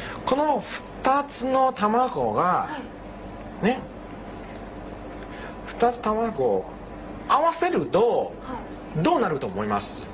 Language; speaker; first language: Japanese; non-native, learner; Chinese